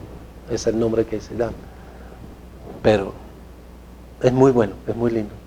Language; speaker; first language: Spanish; non-native, fluent; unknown